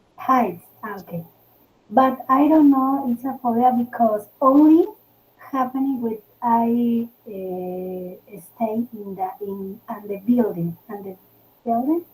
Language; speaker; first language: English; non-native, learner; Spanish